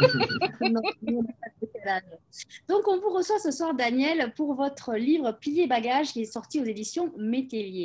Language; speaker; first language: French; native; French